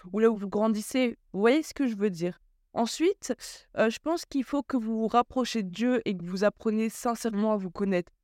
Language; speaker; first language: French; early bilingual, other home language; Bambara